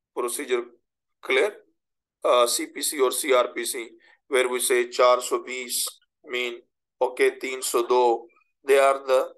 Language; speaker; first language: English; non-native, local second language; Urdu